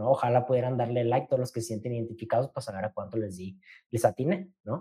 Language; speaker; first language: Spanish; native; Spanish